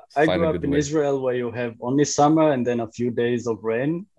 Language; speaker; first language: English; non-native, fluent; Hebrew